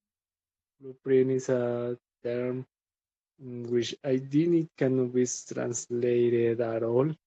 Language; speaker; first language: English; non-native, learner; Spanish